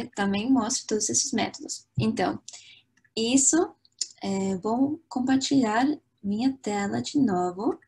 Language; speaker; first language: Portuguese; non-native, fluent; English